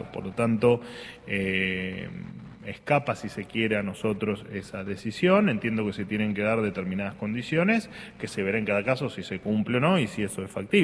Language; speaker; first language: Spanish; native; Spanish